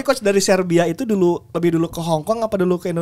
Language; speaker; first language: Indonesian; native; Indonesian